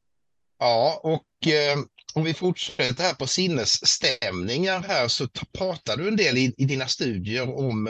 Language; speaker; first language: Swedish; native; Swedish